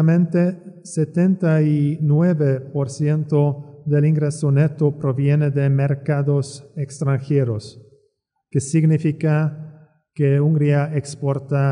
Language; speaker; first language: Spanish; non-native, fluent; Hungarian